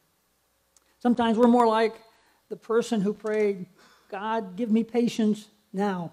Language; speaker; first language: English; native; English